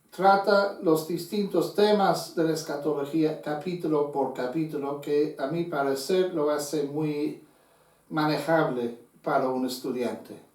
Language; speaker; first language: Spanish; non-native, fluent; English